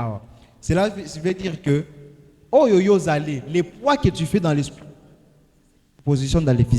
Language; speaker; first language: French; non-native, local second language; Lingala